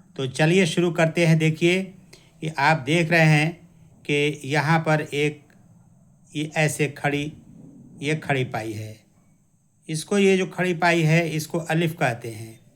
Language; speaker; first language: Hindi; native; Hindi